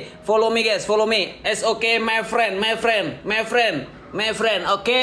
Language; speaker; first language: English; non-native, learner; Indonesian